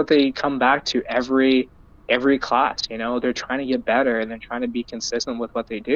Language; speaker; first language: English; native; English